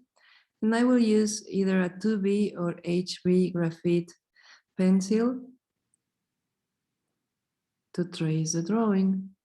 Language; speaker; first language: English; non-native, fluent; Spanish